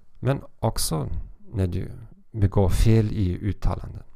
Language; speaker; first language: Swedish; non-native, learner; German